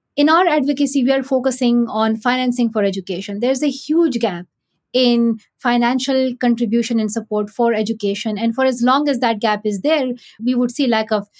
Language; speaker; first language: English; non-native, local second language; Pashto